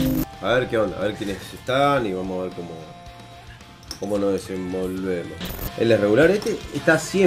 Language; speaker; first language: Spanish; native; Spanish